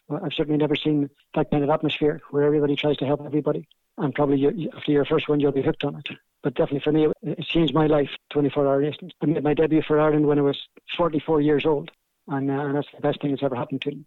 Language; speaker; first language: English; native; English